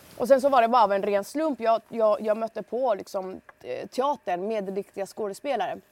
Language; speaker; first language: Swedish; early bilingual, other home language; Persian